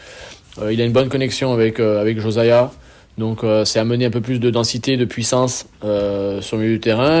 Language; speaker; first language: French; native; French